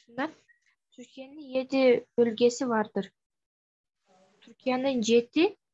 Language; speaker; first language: Turkish; non-native, learner; Kyrgyz